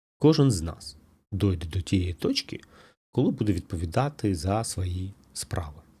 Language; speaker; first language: Ukrainian; non-native, local second language; Russian